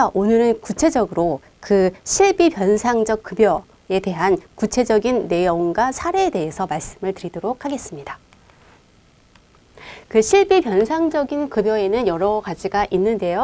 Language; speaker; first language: Korean; native; Korean